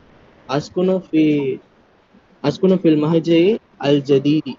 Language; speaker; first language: Arabic; non-native, learner; Tamil